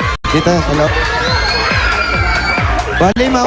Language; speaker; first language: Filipino; native; Filipino